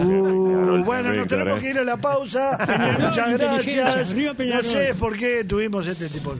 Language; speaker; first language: Spanish; native; Spanish